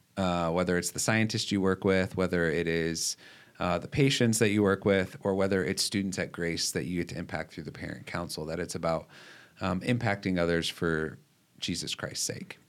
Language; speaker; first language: English; native; English